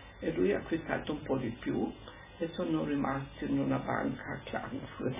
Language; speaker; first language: Italian; non-native, local second language; German